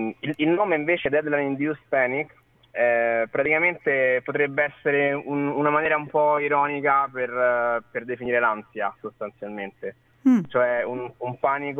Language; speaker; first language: Italian; native; Italian